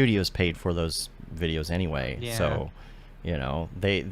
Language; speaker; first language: English; native; English